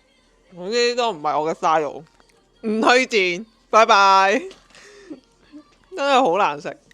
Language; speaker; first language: Cantonese; native; Cantonese